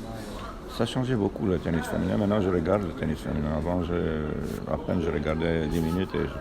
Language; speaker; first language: French; non-native, fluent; Romanian